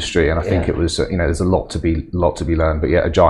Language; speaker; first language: English; native; English